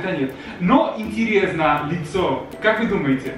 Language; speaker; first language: Russian; non-native, fluent; Spanish